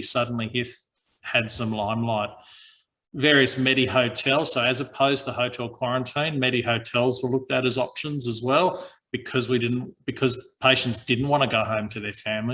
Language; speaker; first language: English; native; English